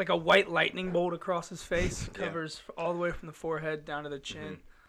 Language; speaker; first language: English; native; English